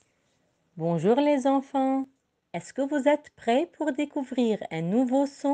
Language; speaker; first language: French; non-native, local second language; Arabic